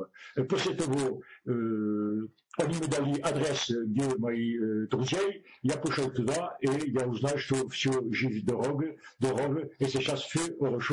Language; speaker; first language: Russian; non-native, learner; French